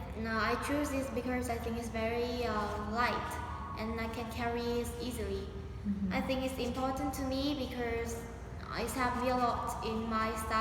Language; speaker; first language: English; non-native, learner; Vietnamese